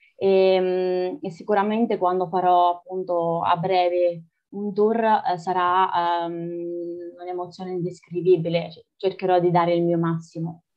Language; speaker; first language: Italian; early bilingual, other home language; Lithuanian